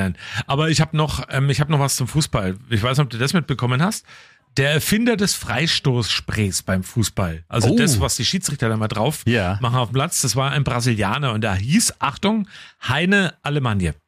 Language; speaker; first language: German; native; German